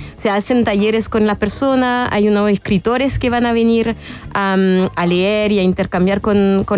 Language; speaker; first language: Spanish; non-native, fluent; French